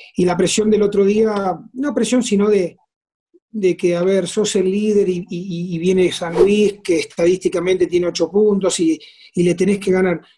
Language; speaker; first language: Spanish; native; Spanish